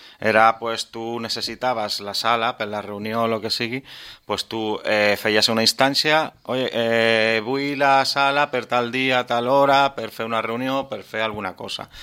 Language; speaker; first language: Catalan; non-native, local second language; Spanish